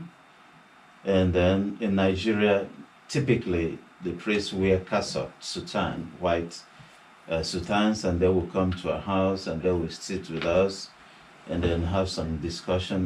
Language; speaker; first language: English; non-native, local second language; Igbo